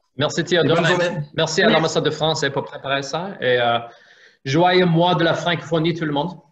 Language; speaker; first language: French; non-native, fluent; English